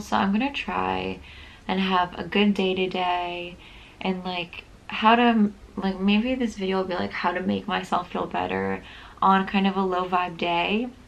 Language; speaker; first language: English; native; English